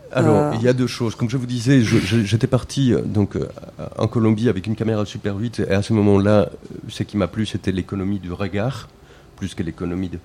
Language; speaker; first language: French; non-native, fluent; Spanish